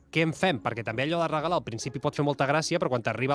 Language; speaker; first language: Catalan; native; Catalan